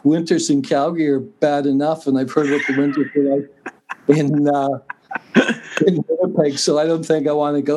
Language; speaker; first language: English; native; English